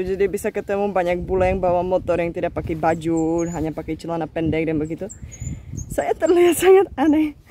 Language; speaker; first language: Indonesian; non-native, fluent; Czech